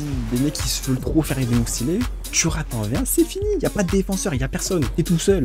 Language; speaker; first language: French; native; French